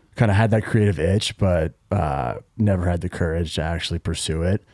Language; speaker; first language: English; native; English